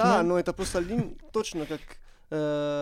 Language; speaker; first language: Russian; non-native, learner; Italian